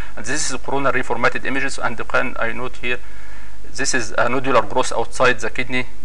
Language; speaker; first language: English; non-native, fluent; Arabic